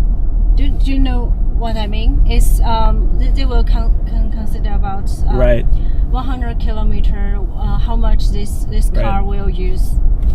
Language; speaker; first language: English; non-native, learner; Chinese